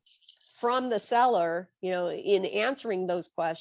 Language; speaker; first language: English; native; English